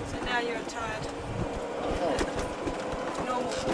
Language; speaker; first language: English; native; English